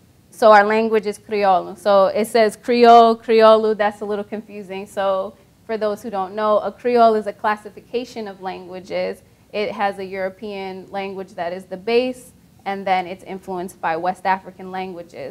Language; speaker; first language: English; native; English